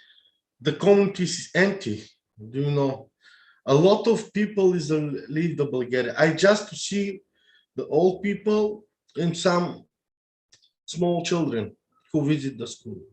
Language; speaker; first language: English; non-native, learner; Bulgarian